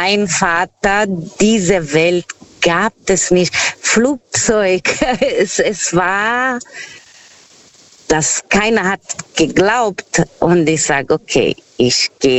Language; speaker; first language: German; non-native, learner; Portuguese